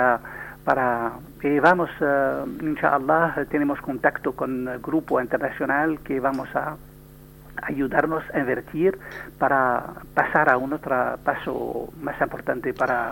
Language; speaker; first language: Spanish; non-native, learner; French